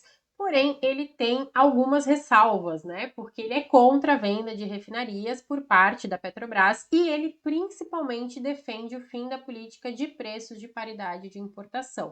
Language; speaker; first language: Portuguese; native; Portuguese